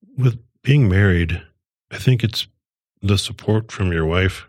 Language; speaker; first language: English; native; English